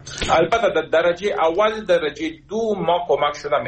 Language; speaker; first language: Persian; native; Persian